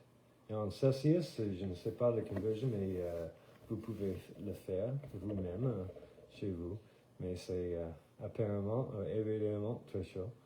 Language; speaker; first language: French; non-native, fluent; English